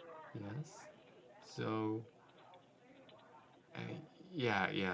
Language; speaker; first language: English; non-native, learner; Korean